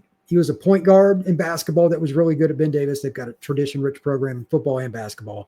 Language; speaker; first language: English; native; English